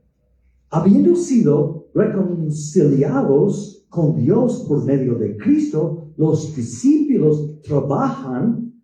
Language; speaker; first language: Spanish; non-native, fluent; English